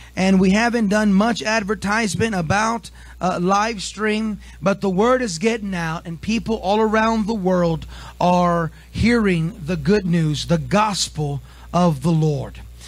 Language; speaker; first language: English; native; English